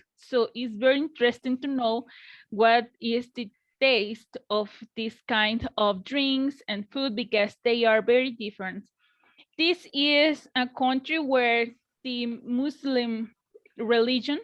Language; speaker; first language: English; non-native, learner; Spanish